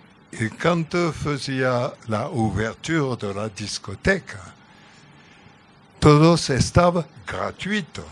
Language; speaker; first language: Spanish; non-native, learner; French